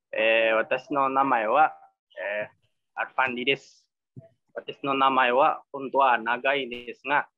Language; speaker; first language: Japanese; non-native, learner; Indonesian